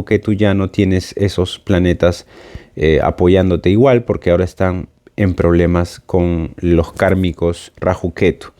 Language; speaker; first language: Spanish; native; Spanish